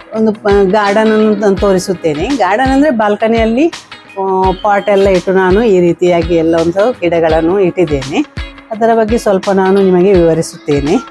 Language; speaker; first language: Kannada; non-native, local second language; Tulu